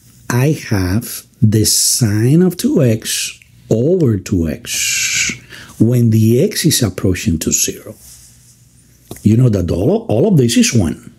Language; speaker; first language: English; non-native, fluent; Spanish